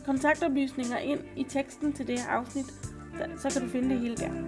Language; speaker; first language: Danish; native; Danish